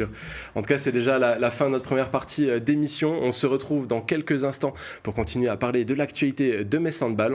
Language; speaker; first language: French; native; French